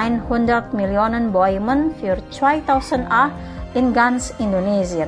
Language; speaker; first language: German; non-native, fluent; Indonesian